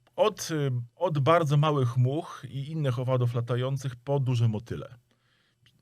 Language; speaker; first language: Polish; native; Polish